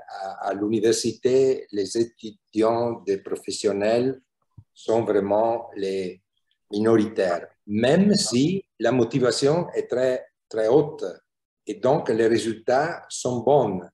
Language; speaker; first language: French; non-native, fluent; Italian